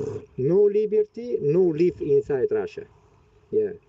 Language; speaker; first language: English; non-native, learner; Bashkir